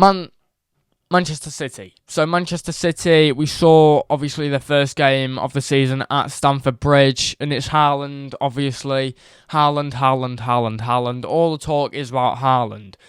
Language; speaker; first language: English; native; English